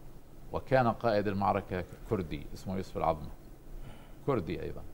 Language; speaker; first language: Arabic; native; Arabic